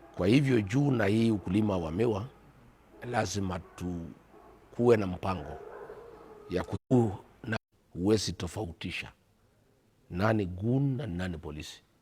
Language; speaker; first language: Swahili; non-native, local second language; Kikuyu